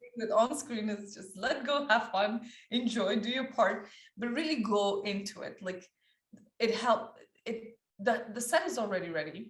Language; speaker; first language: English; early bilingual, other home language; Persian